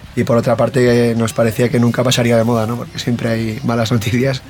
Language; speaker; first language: Spanish; non-native, local second language; Basque